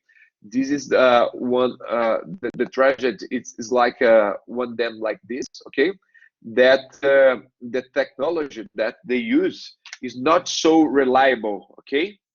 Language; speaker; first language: English; non-native, learner; Portuguese